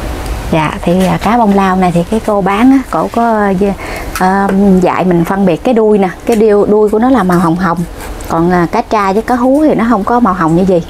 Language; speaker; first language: Vietnamese; native; Vietnamese